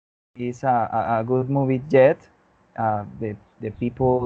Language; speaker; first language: English; non-native, learner; Spanish